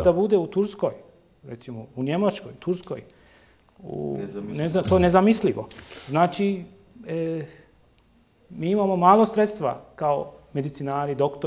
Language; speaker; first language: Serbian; non-native, local second language; Turkish